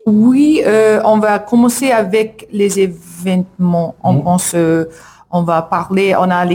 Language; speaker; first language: French; non-native, learner; English